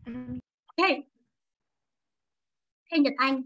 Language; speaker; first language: Vietnamese; native; Vietnamese